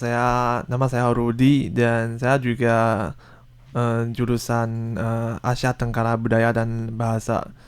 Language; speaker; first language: Indonesian; non-native, learner; Chinese